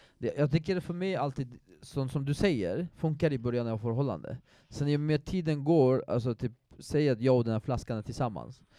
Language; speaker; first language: Swedish; non-native, fluent; Persian